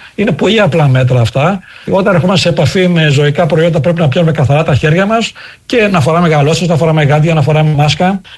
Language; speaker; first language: Greek; native; Greek